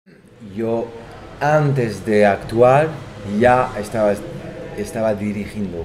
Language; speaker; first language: Spanish; non-native, fluent; Portuguese